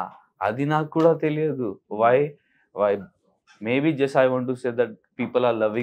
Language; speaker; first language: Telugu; non-native, learner; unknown